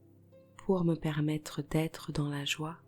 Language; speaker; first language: French; native; French